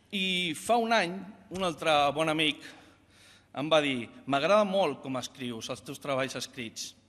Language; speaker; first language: Catalan; non-native, local second language; Spanish